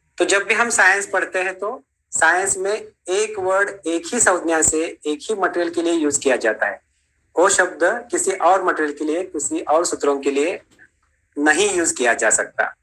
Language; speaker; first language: Hindi; non-native, local second language; Marathi